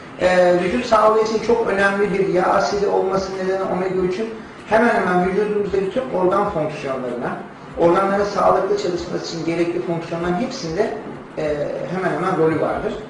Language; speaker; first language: Turkish; native; Turkish